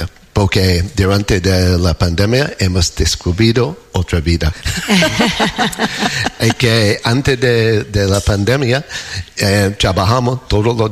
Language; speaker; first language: Spanish; non-native, fluent; English